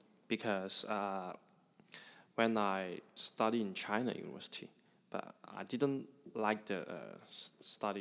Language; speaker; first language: English; non-native, learner; Chinese